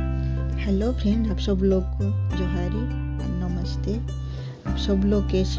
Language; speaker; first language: Hindi; non-native, local second language; Odia